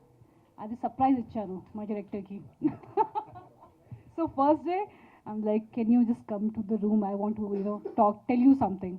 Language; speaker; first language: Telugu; non-native, local second language; Hindi